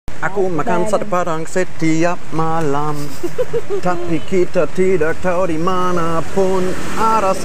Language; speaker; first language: Indonesian; non-native, fluent; German